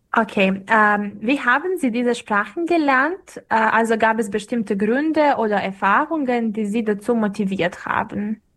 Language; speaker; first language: German; non-native, fluent; Serbian